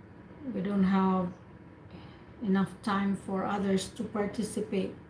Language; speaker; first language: English; non-native, fluent; Filipino